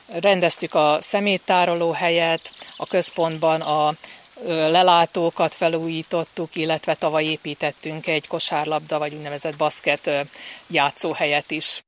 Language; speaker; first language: Hungarian; native; Hungarian